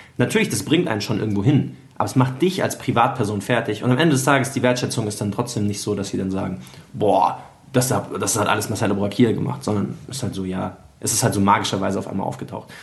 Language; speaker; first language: German; early bilingual, other home language; Arabic